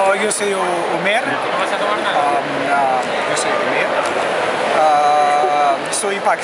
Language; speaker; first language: Spanish; non-native, learner; Urdu